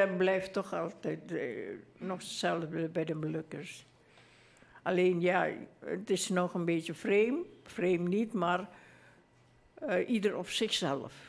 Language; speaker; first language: Dutch; early bilingual, other home language; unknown